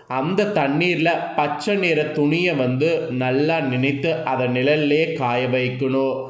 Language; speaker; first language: Tamil; native; Tamil